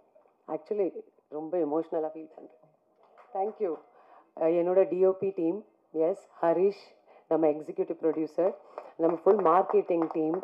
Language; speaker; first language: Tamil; non-native, fluent; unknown